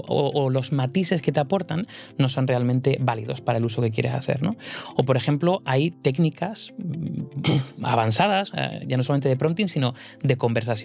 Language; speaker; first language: Spanish; native; Spanish